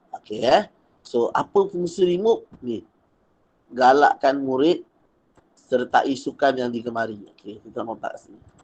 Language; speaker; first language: Malay; native; Malay